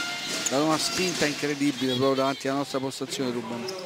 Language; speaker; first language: Italian; native; Italian